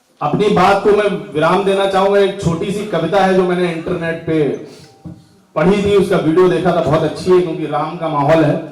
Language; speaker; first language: Hindi; native; Hindi